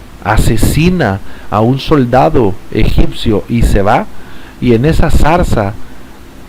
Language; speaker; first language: Spanish; native; Spanish